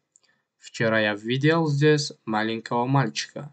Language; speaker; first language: Russian; non-native, learner; Tajik